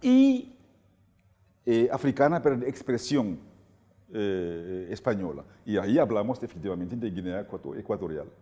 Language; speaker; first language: Spanish; non-native, fluent; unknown